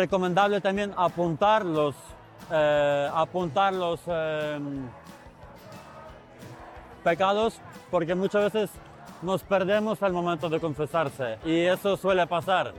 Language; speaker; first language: Spanish; non-native, fluent; Ukrainian